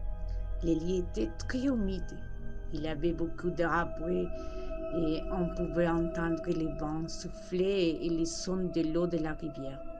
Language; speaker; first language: French; non-native, learner; Spanish